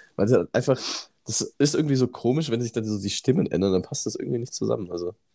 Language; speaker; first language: German; native; German